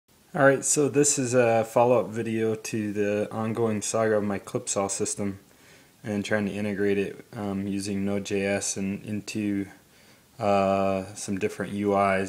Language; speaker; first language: English; native; English